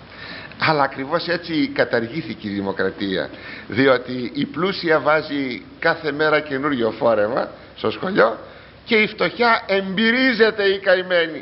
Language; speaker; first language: Greek; native; Greek